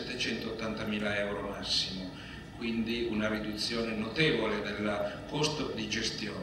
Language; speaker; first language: Italian; native; Italian